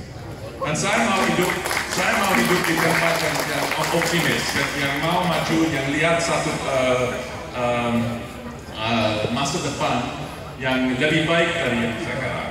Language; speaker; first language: Indonesian; non-native, fluent; English